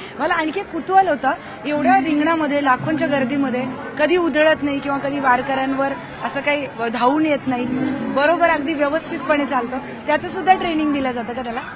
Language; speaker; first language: Marathi; native; Marathi